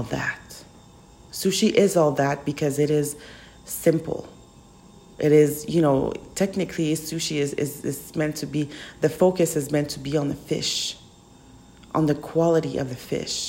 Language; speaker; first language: English; native; English